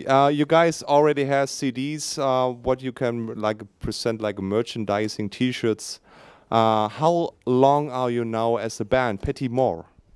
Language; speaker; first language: English; non-native, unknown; German